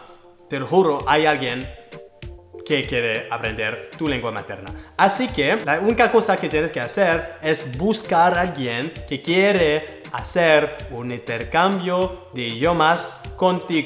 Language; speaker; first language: Spanish; non-native, learner; French